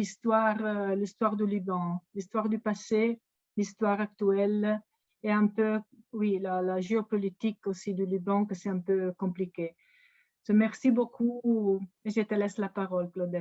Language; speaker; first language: French; non-native, fluent; Italian